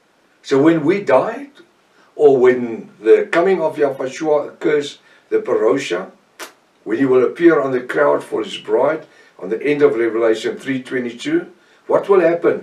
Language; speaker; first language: English; non-native, local second language; Afrikaans